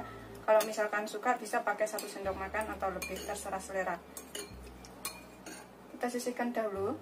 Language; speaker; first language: Indonesian; native; Indonesian